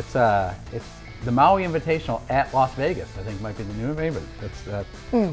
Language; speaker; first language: English; native; English